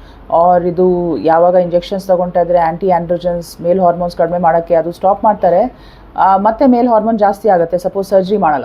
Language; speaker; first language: Kannada; non-native, learner; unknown